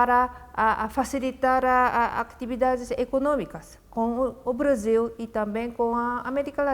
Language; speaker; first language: Portuguese; non-native, fluent; Japanese